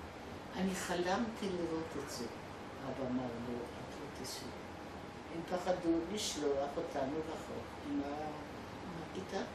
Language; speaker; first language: Hebrew; non-native, fluent; Polish